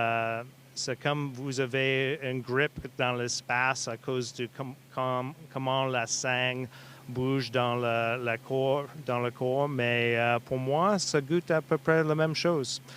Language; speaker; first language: French; non-native, learner; English